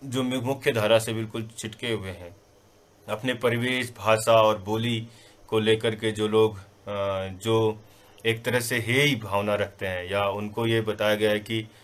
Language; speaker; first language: Hindi; non-native, local second language; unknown